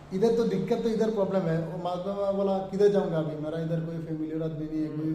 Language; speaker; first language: Hindi; non-native, learner; Bangla